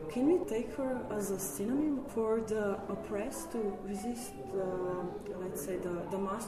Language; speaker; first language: English; non-native, fluent; Slovenian